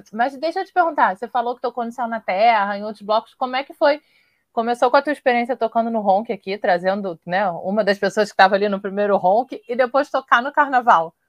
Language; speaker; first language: Portuguese; native; Portuguese